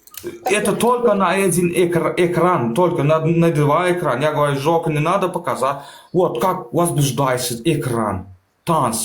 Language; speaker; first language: Russian; non-native, learner; Turkmen